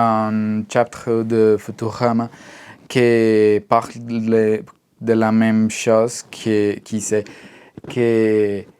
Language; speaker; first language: French; non-native, learner; Spanish